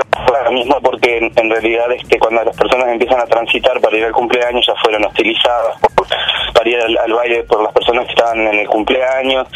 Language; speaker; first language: Spanish; native; Spanish